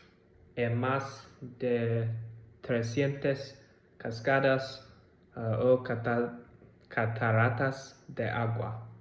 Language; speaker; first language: Spanish; non-native, learner; English